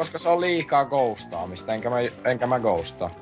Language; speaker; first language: Finnish; native; Finnish